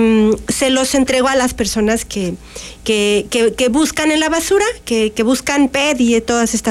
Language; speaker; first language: Spanish; native; Spanish